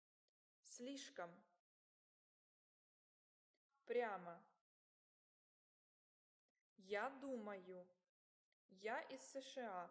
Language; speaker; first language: Russian; non-native, learner; English